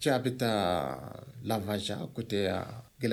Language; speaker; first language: French; non-native, learner; Arabic